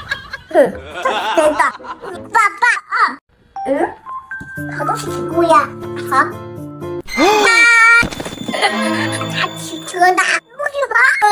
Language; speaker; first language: Chinese; native; Chinese